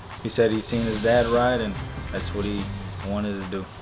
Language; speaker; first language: English; early bilingual, other home language; Spanish